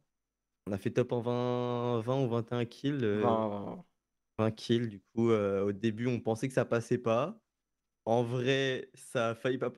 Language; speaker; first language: French; native; French